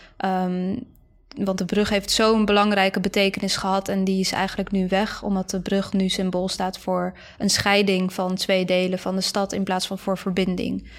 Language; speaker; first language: Dutch; early bilingual, other home language; Bosnian